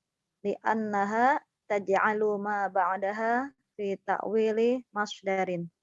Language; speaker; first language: Arabic; non-native, learner; Indonesian